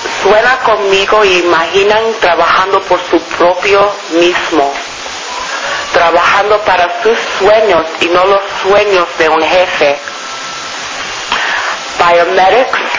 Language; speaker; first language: Spanish; non-native, fluent; English